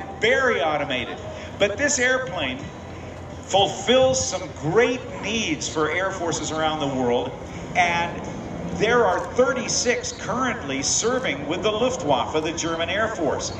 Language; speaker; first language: English; native; English